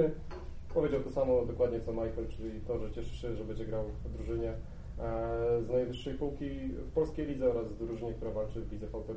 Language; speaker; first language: Polish; native; Polish